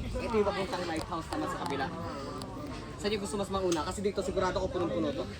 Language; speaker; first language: Filipino; native; Filipino